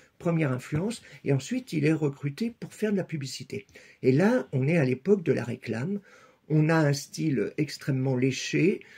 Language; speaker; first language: French; native; French